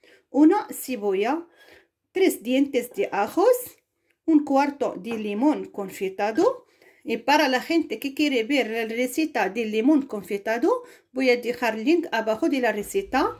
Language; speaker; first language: Spanish; non-native, fluent; Arabic